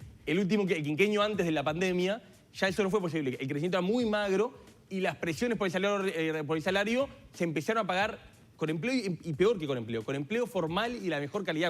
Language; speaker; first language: Spanish; native; Spanish